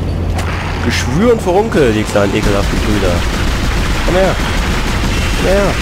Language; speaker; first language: German; native; German